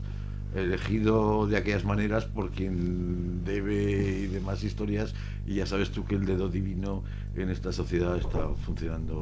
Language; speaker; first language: Spanish; native; Spanish